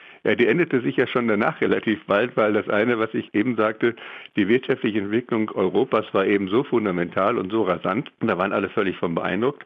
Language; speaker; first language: German; native; German